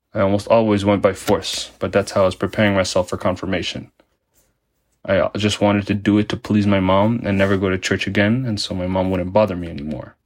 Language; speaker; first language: English; early bilingual, other home language; Spanish